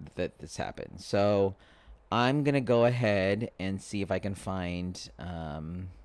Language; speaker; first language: English; native; English